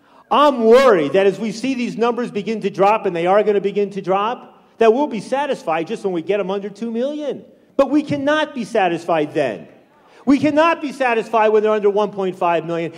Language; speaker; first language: English; native; English